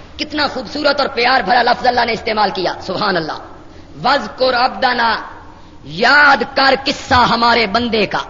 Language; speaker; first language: Urdu; non-native, local second language; Punjabi